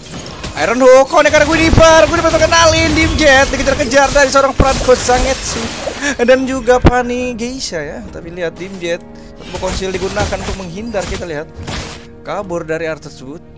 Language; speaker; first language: Indonesian; native; Indonesian